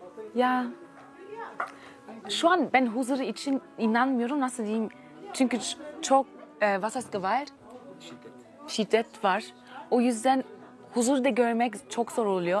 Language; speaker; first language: Turkish; early bilingual, heritage; German